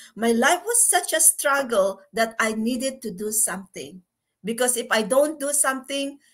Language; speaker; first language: English; non-native, local second language; Filipino